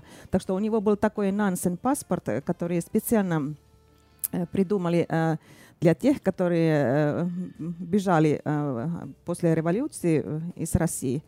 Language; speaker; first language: Russian; non-native, fluent; Finnish